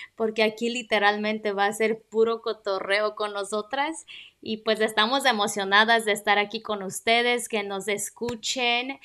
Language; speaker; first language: Spanish; native; Spanish